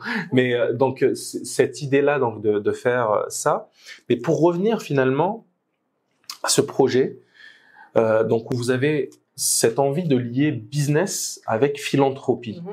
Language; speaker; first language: French; native; French